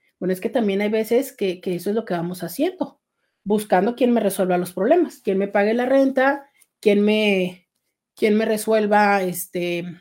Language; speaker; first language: Spanish; native; Spanish